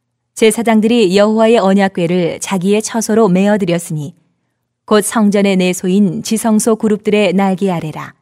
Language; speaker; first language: Korean; native; Korean